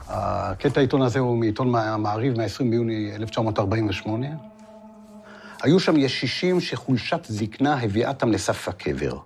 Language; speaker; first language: Hebrew; native; Hebrew